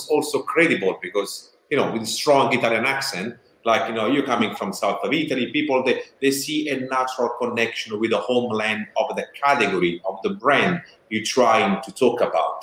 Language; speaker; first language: English; non-native, fluent; Italian